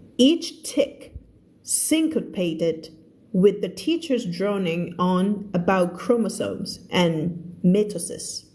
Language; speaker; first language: English; non-native, fluent; Thai